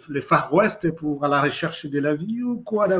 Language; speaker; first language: French; non-native, local second language; Lingala